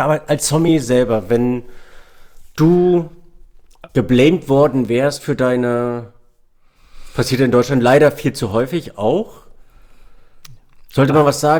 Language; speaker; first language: German; native; German